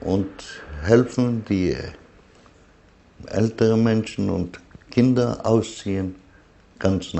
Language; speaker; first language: German; non-native, learner; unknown